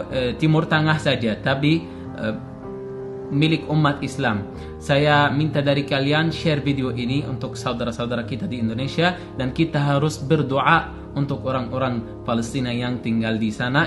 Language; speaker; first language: Indonesian; non-native, fluent; Arabic